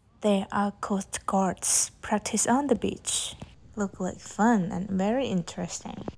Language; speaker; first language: English; non-native, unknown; Thai